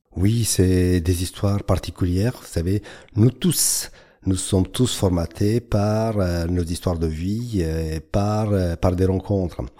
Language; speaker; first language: French; non-native, fluent; Romanian